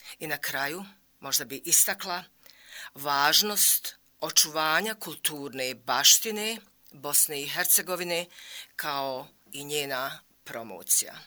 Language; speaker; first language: Bosnian; native; Bosnian